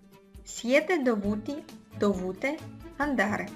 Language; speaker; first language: Italian; non-native, fluent; Russian